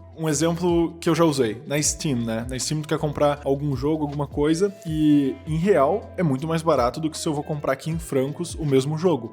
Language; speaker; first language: Portuguese; native; Portuguese